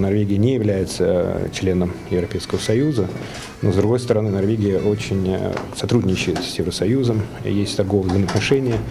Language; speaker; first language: Ukrainian; non-native, local second language; Russian